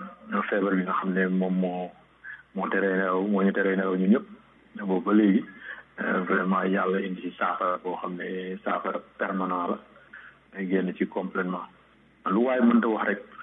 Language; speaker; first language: French; non-native, local second language; Wolof